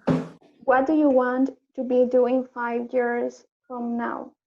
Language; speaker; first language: English; non-native, learner; Spanish